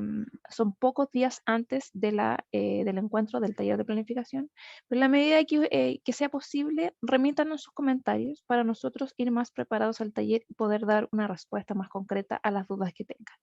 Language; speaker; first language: Spanish; native; Spanish